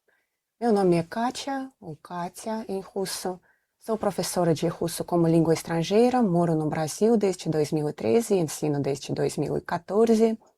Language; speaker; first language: Portuguese; non-native, fluent; Russian